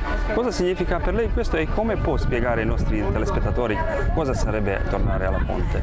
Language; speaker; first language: Italian; non-native, fluent; Croatian